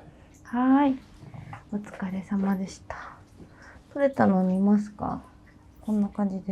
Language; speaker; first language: Japanese; native; Japanese